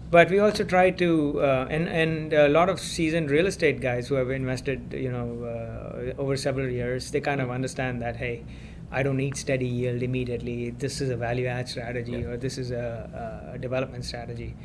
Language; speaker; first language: English; non-native, local second language; Gujarati